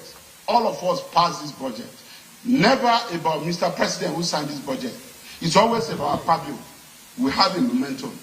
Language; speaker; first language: English; non-native, local second language; Yoruba